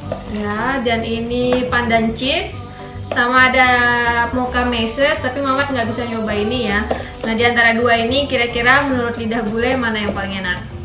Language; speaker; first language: Indonesian; native; Indonesian